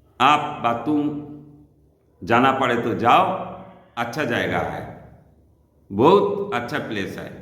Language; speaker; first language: Hindi; non-native, local second language; Bangla